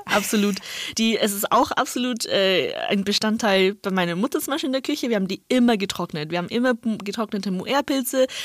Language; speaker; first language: German; non-native, fluent; Chinese